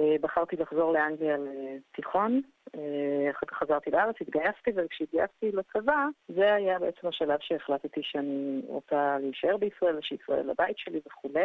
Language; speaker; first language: Hebrew; early bilingual, other home language; English